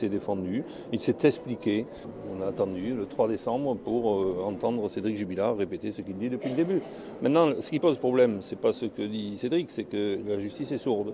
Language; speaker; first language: French; native; French